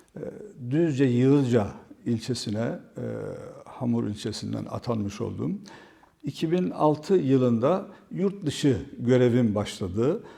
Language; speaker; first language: Turkish; native; Turkish